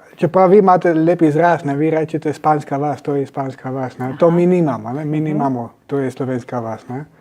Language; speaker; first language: Slovenian; non-native, fluent; Spanish